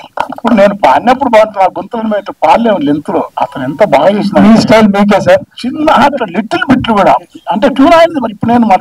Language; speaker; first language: Telugu; native; Telugu